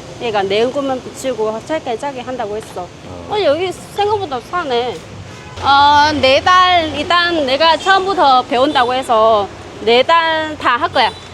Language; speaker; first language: Korean; non-native, learner; Vietnamese